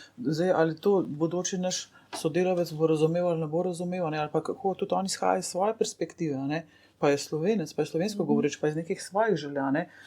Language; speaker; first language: Slovenian; native; Slovenian